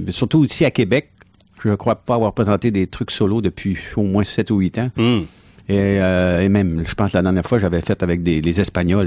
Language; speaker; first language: French; native; French